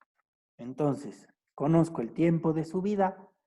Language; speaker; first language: Spanish; native; Spanish